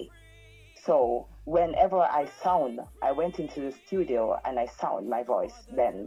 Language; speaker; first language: English; non-native, local second language; Jamaican Creole English